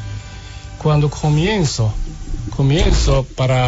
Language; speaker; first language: Spanish; non-native, learner; Japanese